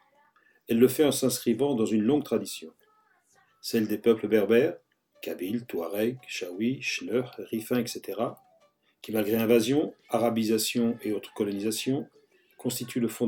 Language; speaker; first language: French; native; French